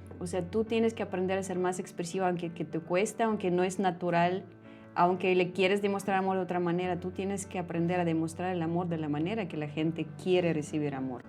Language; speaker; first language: Spanish; non-native, fluent; Russian